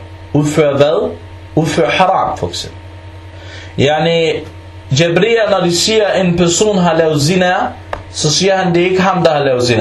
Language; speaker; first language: Danish; early bilingual, other home language; Arabic